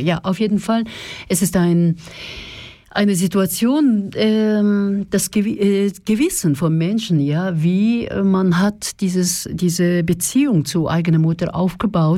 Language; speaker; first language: German; non-native, fluent; Russian